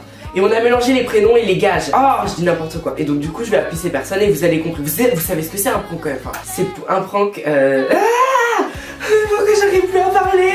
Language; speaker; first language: French; native; French